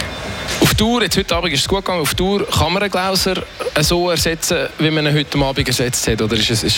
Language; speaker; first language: German; native; German